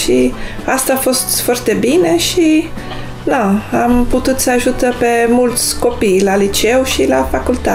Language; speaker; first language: Romanian; non-native, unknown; Dutch